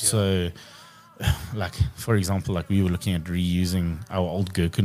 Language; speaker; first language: English; native; English